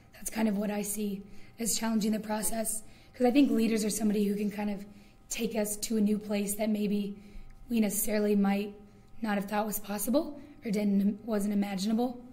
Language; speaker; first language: English; native; English